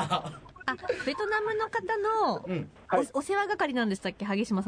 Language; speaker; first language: Japanese; native; Japanese